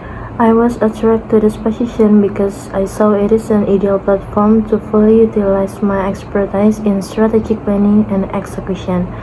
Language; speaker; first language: English; non-native, fluent; Indonesian